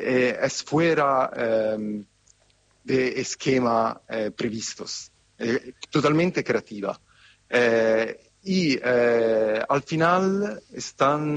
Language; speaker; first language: Spanish; non-native, fluent; Italian